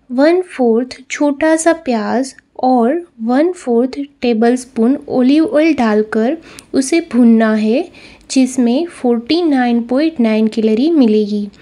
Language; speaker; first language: Hindi; non-native, local second language; Gujarati